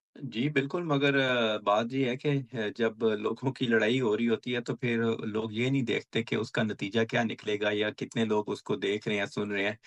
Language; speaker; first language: Urdu; non-native, local second language; Punjabi